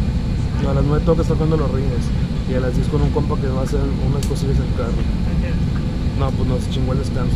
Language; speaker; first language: Spanish; native; Spanish